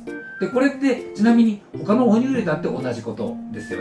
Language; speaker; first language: Japanese; native; Japanese